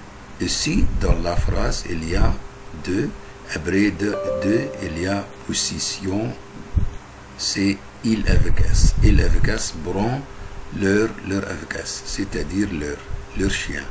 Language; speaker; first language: French; non-native, fluent; Arabic